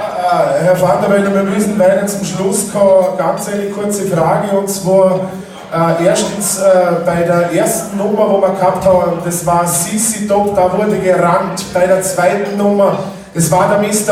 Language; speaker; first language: German; native; German